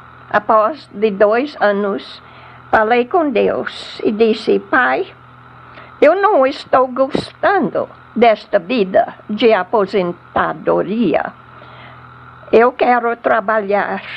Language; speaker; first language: Portuguese; non-native, fluent; English